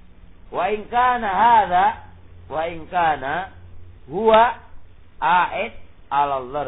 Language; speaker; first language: Arabic; non-native, fluent; Indonesian